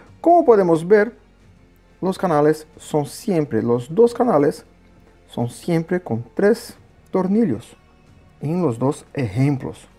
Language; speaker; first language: Spanish; non-native, learner; Portuguese